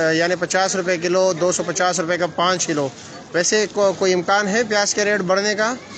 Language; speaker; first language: Urdu; non-native, local second language; Pashto